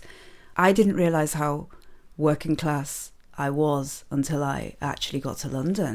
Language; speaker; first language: English; native; English